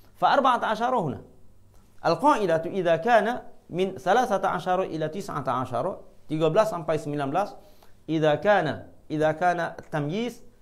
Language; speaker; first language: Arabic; non-native, fluent; Malay